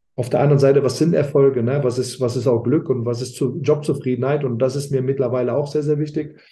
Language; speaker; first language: German; early bilingual, other home language; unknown